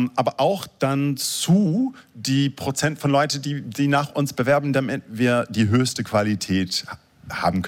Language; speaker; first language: German; non-native, fluent; English